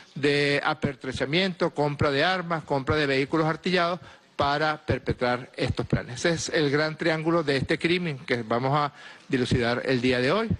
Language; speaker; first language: Spanish; native; Spanish